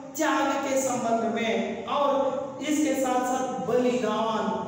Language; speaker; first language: Hindi; non-native, local second language; Kannada